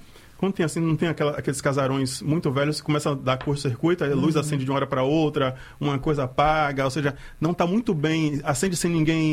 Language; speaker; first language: Portuguese; native; Portuguese